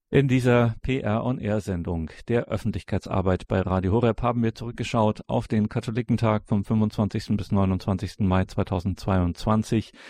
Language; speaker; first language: German; native; German